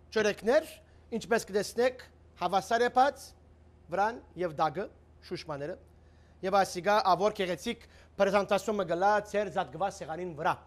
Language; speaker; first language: Armenian; early bilingual, heritage; Armenian